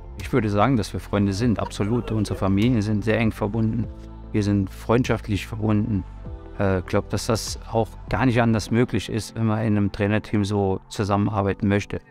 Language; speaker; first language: German; native; German